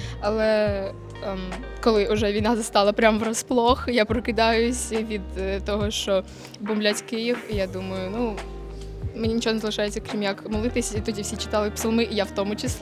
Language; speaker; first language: Ukrainian; non-native, local second language; Russian